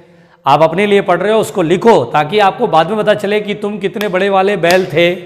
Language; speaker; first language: Hindi; native; Hindi